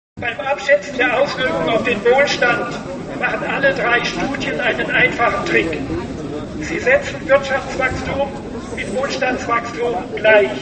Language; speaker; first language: German; native; German